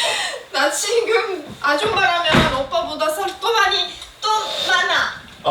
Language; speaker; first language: Korean; non-native, learner; Arabic